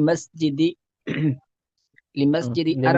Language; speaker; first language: Arabic; non-native, learner; Urdu